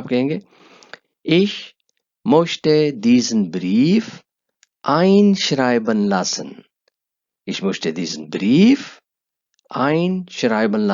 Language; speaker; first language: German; non-native, fluent; Urdu